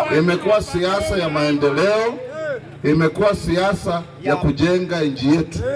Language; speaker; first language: Swahili; non-native, local second language; Luyia